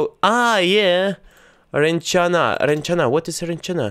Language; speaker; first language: English; non-native, learner; Russian